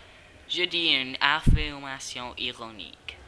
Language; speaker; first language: French; non-native, learner; English